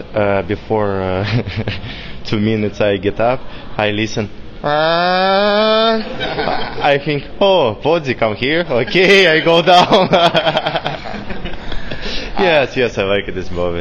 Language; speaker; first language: English; non-native, learner; Russian